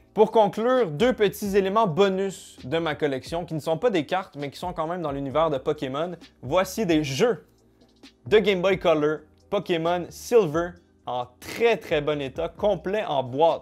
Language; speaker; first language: French; native; French